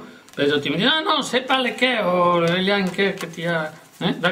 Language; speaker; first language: French; non-native, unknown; Spanish